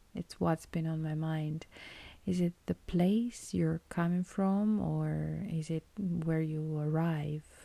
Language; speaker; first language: English; non-native, fluent; Romanian